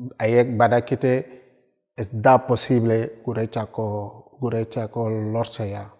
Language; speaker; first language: Basque; non-native, learner; Wolof